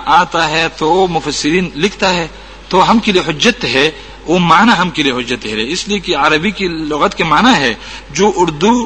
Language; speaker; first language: Urdu; non-native, local second language; Pashto